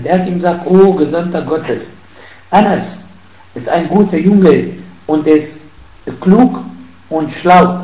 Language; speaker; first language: German; non-native, fluent; Arabic